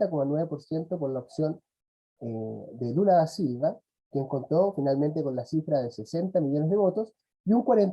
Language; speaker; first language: Spanish; native; Spanish